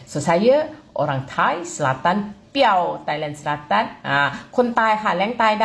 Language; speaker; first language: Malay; non-native, fluent; Thai